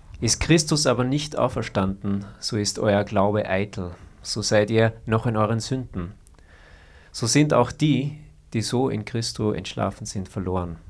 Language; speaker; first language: German; native; German